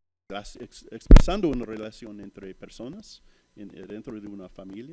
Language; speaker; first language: Spanish; non-native, fluent; English